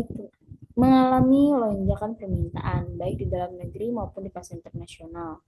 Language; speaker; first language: Indonesian; native; Indonesian